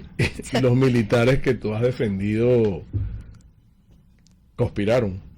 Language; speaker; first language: Spanish; native; Spanish